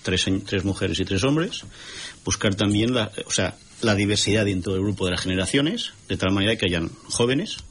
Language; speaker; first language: Spanish; non-native, local second language; Catalan